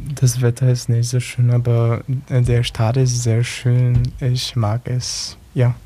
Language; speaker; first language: German; non-native, learner; Polish